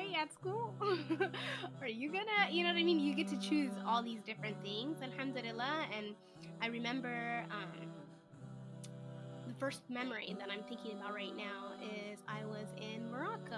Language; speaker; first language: English; native; English